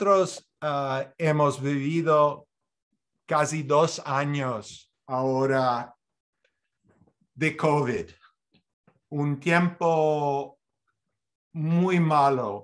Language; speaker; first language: Spanish; non-native, fluent; English